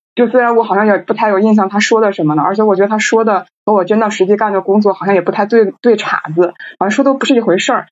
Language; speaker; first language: Chinese; native; Chinese